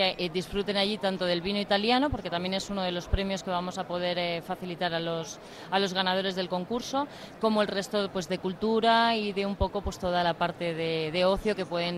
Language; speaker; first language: Spanish; native; Spanish